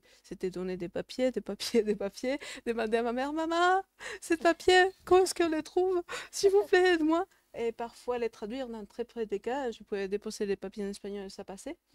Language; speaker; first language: French; non-native, fluent; Spanish